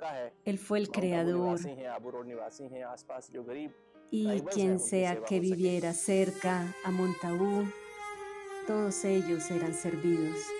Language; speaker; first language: Spanish; native; Spanish